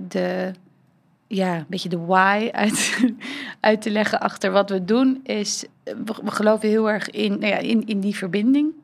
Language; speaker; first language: Dutch; early bilingual, heritage; Dutch